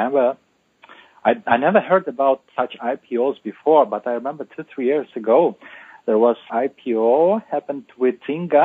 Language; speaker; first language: English; non-native, fluent; Uzbek